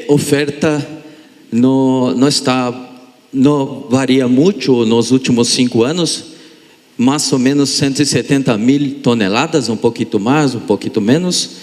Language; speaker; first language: Spanish; non-native, learner; Portuguese